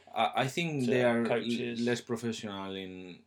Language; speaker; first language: English; non-native, learner; Spanish